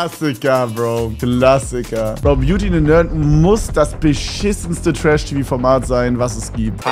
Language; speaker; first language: German; native; German